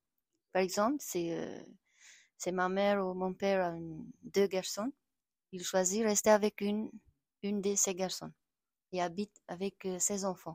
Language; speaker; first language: French; non-native, learner; Albanian